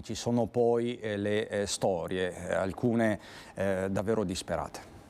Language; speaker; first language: Italian; native; Italian